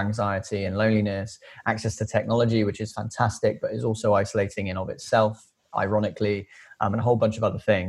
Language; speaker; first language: English; native; English